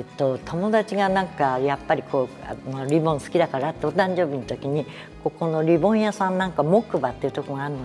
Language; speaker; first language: Japanese; native; Japanese